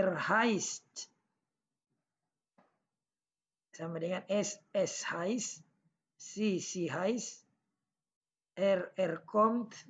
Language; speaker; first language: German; non-native, learner; Indonesian